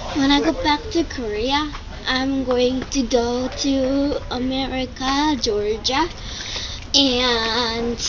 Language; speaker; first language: English; non-native, fluent; Korean